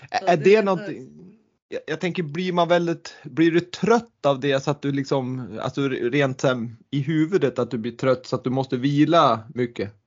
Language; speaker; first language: Swedish; native; Swedish